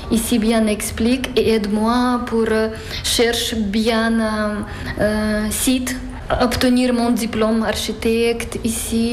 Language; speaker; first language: French; non-native, learner; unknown